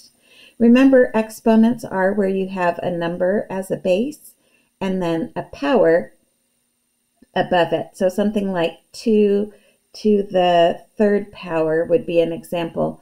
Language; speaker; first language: English; native; English